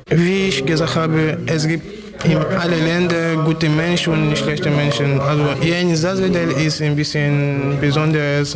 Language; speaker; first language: German; non-native, learner; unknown